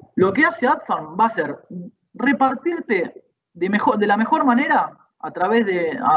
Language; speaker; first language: Spanish; native; Spanish